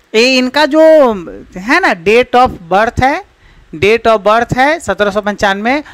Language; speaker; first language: Hindi; native; Hindi